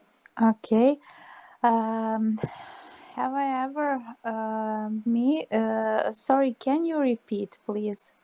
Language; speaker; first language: English; non-native, learner; Serbian